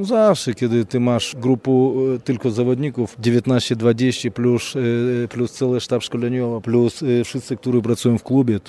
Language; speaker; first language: Polish; non-native, fluent; Russian